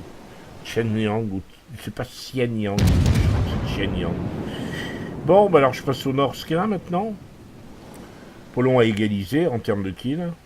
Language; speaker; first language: French; native; French